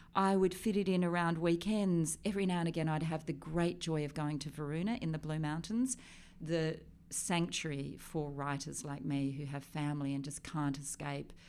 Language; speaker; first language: English; native; English